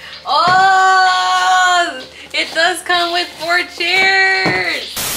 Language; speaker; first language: English; early bilingual, other home language; Spanish